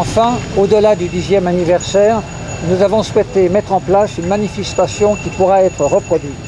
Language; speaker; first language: French; native; French